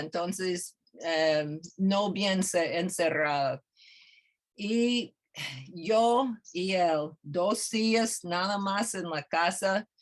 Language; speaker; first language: Spanish; non-native, fluent; English